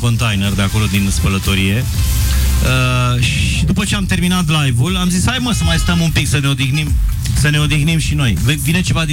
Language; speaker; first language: Romanian; native; Romanian